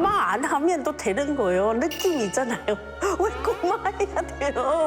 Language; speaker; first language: Korean; non-native, learner; Chinese